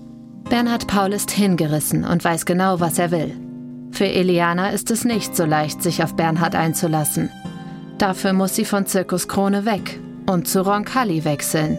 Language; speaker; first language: German; native; German